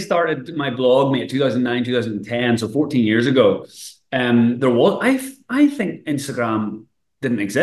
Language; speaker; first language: English; native; English